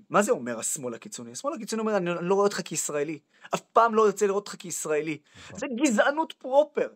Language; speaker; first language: Hebrew; non-native, local second language; Arabic